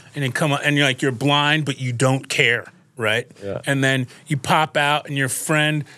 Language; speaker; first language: English; native; English